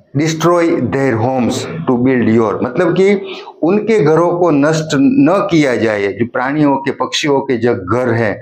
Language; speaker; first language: Hindi; non-native, local second language; Gujarati